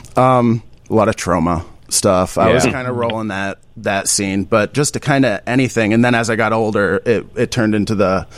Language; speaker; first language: English; native; English